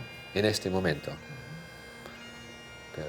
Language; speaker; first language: Spanish; non-native, fluent; English